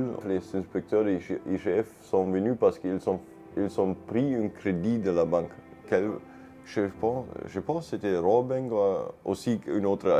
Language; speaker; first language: French; non-native, learner; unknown